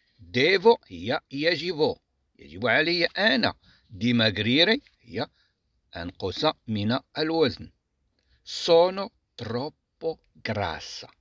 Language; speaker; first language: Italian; non-native, fluent; Arabic